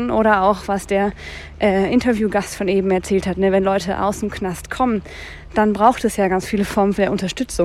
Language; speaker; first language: German; native; German